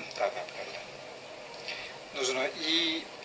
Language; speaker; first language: Russian; non-native, learner; Korean